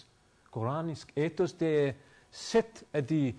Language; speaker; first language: Danish; non-native, fluent; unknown